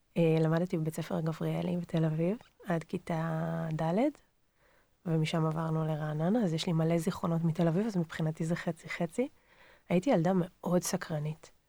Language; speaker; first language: Hebrew; native; Hebrew